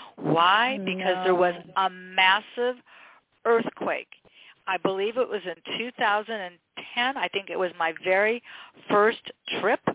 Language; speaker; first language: English; native; English